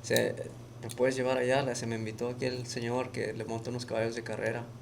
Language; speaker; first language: Spanish; early bilingual, other home language; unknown